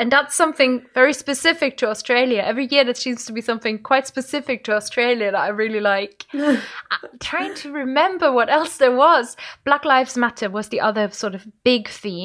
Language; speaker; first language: English; non-native, fluent; German